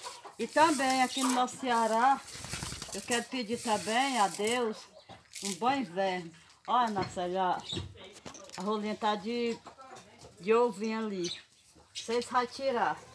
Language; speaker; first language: Portuguese; native; Portuguese